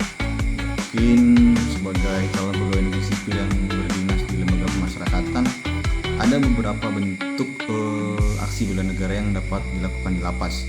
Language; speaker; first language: Indonesian; native; Indonesian